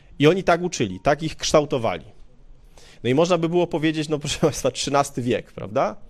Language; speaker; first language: Polish; native; Polish